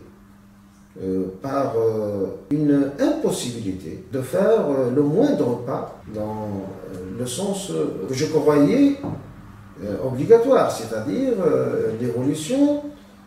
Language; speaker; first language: French; non-native, local second language; Arabic